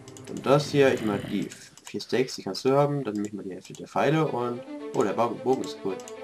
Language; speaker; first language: German; native; German